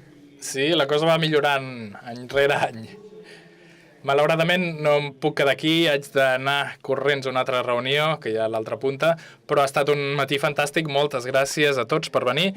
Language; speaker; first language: Catalan; non-native, fluent; English